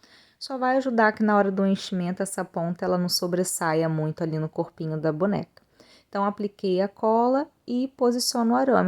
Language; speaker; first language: Portuguese; native; Portuguese